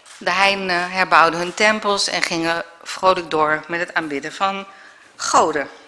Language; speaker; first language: Dutch; native; Dutch